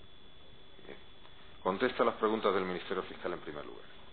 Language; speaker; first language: Spanish; native; Spanish